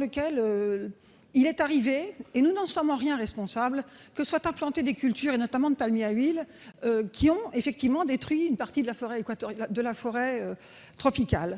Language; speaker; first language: French; native; French